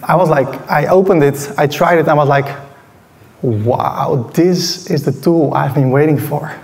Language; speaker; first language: English; non-native, fluent; Dutch